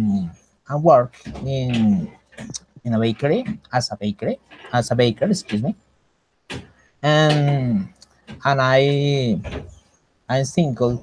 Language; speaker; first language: English; non-native, learner; Spanish